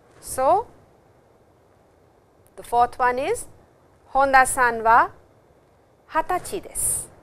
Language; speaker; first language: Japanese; non-native, fluent; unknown